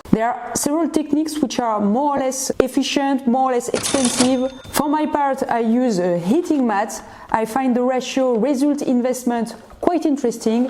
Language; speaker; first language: English; non-native, fluent; French